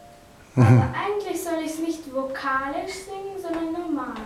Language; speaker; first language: German; early bilingual, other home language; Ukrainian